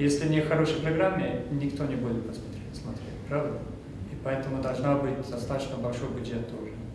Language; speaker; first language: Russian; non-native, fluent; Swedish